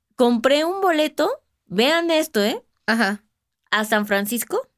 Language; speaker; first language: Spanish; native; Spanish